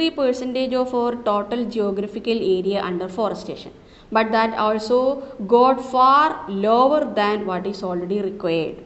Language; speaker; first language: English; non-native, local second language; Malayalam